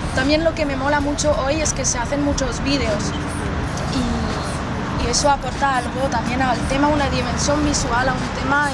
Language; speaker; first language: Spanish; non-native, fluent; French